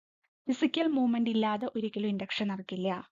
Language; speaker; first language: Malayalam; native; Malayalam